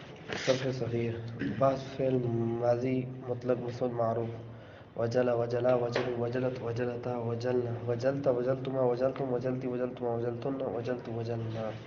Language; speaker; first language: Arabic; non-native, learner; Urdu